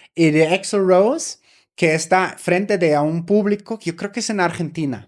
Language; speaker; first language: Spanish; non-native, fluent; German